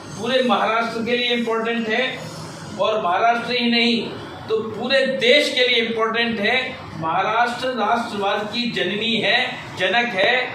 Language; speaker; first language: Hindi; native; Hindi